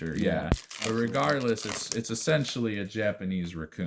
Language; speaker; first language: English; native; English